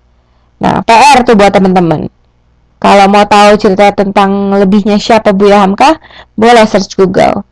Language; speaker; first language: Indonesian; native; Indonesian